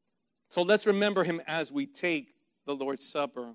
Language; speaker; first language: English; native; English